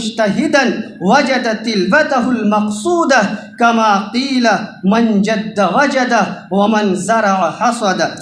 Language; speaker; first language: Arabic; non-native, fluent; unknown